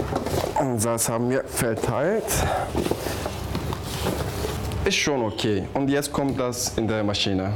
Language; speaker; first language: German; non-native, learner; Turkish